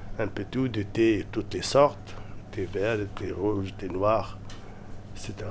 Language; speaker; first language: French; non-native, local second language; Arabic